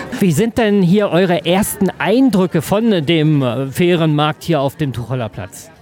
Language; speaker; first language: German; native; German